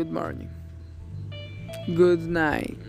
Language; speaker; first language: English; non-native, learner; Spanish